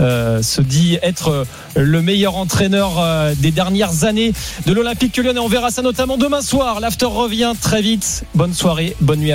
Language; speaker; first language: French; native; French